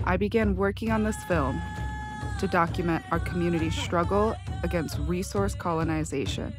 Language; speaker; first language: English; native; English